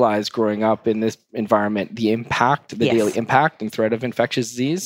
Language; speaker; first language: English; native; English